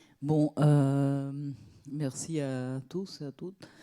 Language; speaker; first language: French; non-native, fluent; Italian